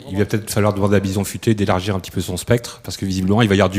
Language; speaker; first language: French; native; French